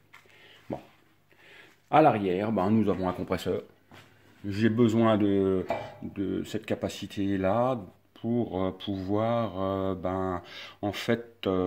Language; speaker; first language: French; native; French